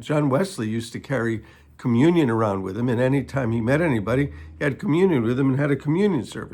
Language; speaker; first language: English; native; English